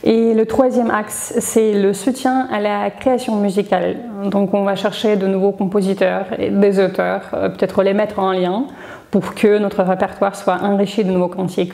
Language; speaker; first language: French; non-native, fluent; Russian